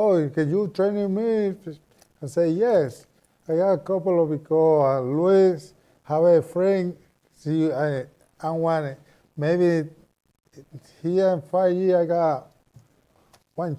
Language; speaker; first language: English; non-native, learner; Spanish